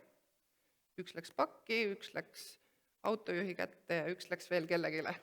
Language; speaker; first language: Estonian; native; Estonian